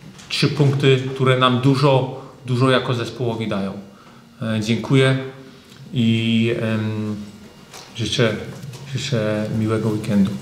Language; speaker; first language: Polish; early bilingual, heritage; German